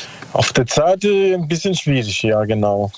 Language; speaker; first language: German; non-native, learner; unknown